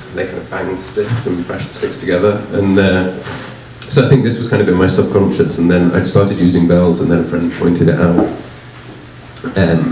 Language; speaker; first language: English; native; English